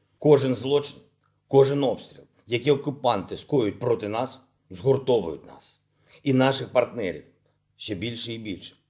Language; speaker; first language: Ukrainian; non-native, local second language; Russian